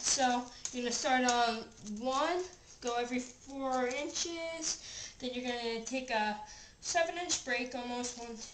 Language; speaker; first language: English; native; English